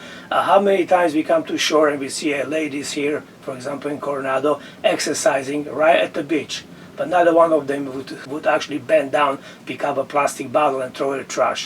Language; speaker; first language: English; non-native, fluent; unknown